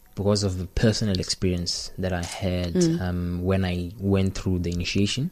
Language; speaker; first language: English; non-native, local second language; Xhosa